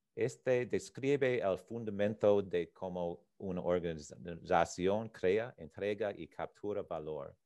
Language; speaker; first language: Spanish; non-native, learner; English